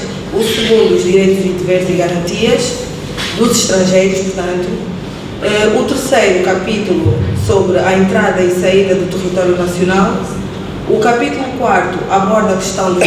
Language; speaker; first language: Portuguese; native; Portuguese